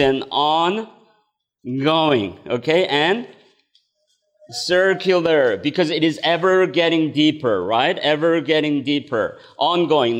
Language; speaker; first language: English; non-native, fluent; Korean